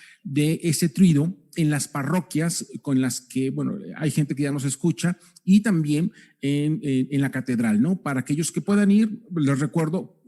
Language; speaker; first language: Spanish; native; Spanish